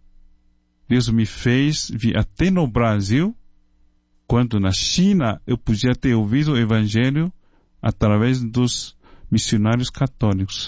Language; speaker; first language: Portuguese; non-native, fluent; Chinese